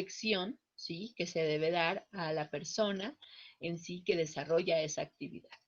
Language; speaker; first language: Spanish; native; Spanish